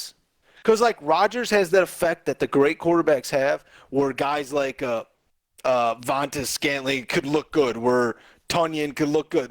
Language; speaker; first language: English; native; English